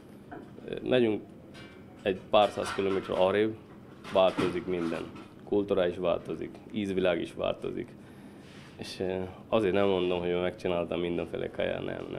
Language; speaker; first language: Hungarian; non-native, learner; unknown